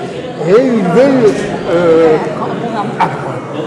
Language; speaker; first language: French; non-native, fluent; Spanish